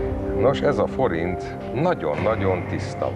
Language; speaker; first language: Hungarian; native; Hungarian